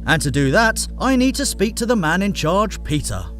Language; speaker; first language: English; native; English